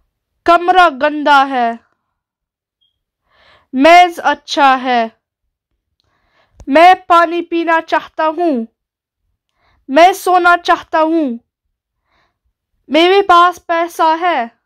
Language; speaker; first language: Hindi; non-native, learner; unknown